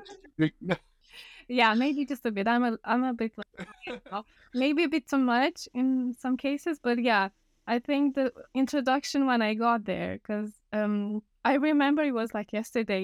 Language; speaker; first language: English; non-native, fluent; Romanian